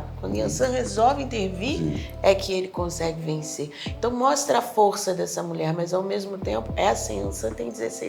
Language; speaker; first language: Portuguese; native; Portuguese